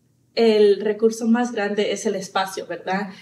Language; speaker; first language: Spanish; early bilingual, heritage; Spanish